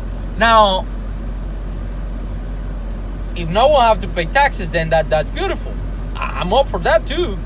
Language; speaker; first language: English; non-native, fluent; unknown